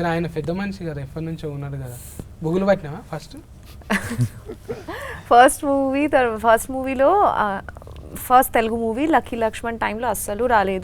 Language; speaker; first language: Telugu; native; Telugu